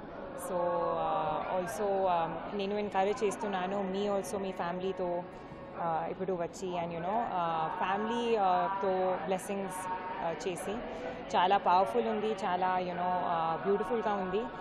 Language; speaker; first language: Telugu; non-native, learner; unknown